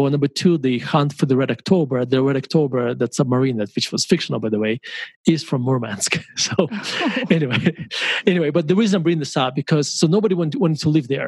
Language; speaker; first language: English; non-native, fluent; Russian